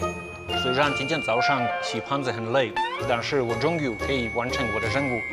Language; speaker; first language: Chinese; non-native, learner; English